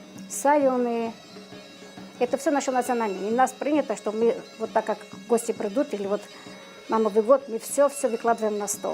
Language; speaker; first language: Russian; non-native, fluent; Armenian